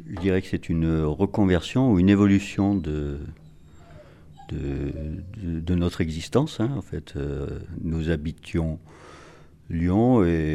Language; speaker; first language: French; native; French